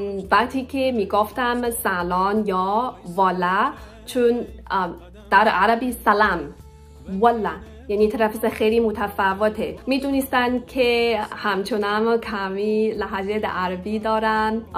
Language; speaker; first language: Persian; non-native, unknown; Chinese